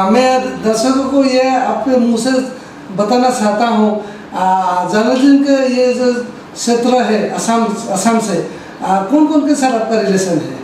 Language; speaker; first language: Hindi; non-native, local second language; Assamese